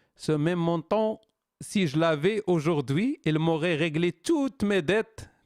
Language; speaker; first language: French; non-native, local second language; Arabic